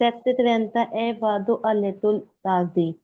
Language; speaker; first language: Italian; non-native, learner; Hindi